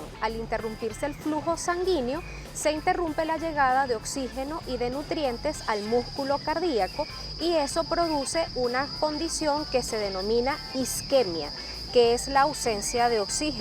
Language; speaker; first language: Spanish; native; Spanish